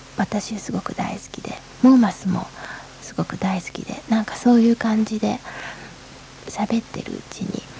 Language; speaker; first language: Japanese; native; Japanese